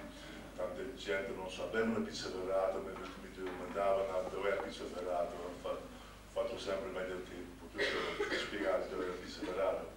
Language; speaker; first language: Italian; non-native, local second language; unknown